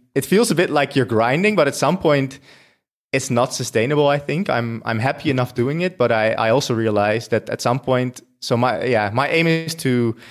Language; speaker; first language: English; non-native, fluent; Dutch